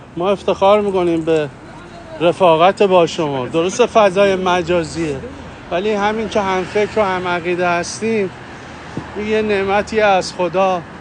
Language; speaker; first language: Persian; native; Persian